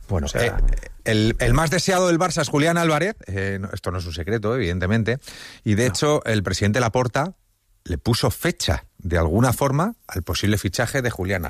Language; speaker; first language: Spanish; native; Spanish